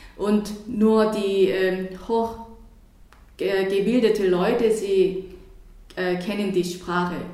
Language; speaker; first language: German; non-native, fluent; Korean